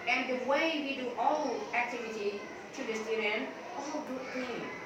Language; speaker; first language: English; non-native, learner; Thai